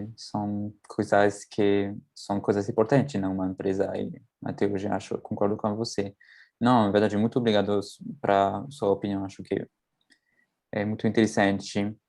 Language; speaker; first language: Portuguese; non-native, fluent; French